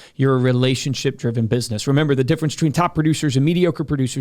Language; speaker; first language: English; native; English